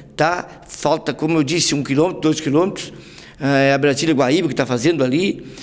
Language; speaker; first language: Portuguese; native; Portuguese